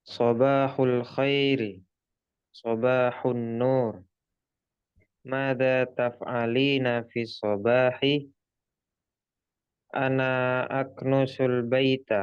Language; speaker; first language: Arabic; non-native, learner; Indonesian